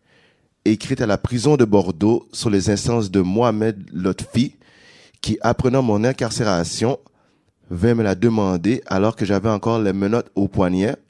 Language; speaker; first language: French; native; French